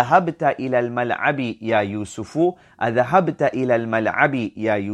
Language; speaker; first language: Arabic; non-native, fluent; English